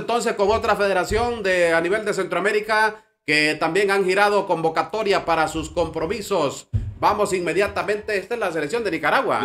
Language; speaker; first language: Spanish; native; Spanish